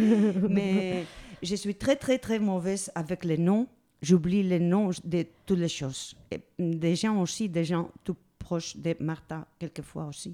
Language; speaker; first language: French; non-native, fluent; Spanish